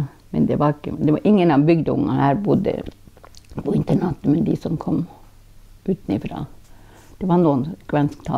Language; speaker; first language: Norwegian; non-native, local second language; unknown